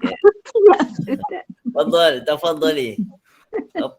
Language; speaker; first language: Arabic; non-native, fluent; Malay